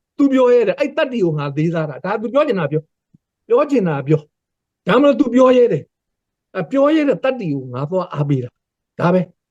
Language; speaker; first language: Burmese; native; Burmese